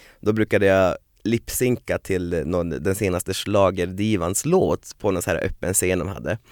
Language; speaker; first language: Swedish; native; Swedish